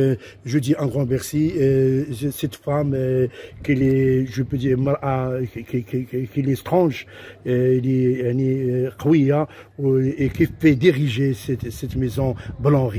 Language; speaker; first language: French; non-native, local second language; Arabic